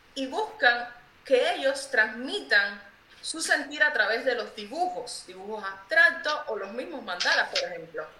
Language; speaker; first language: Spanish; native; Spanish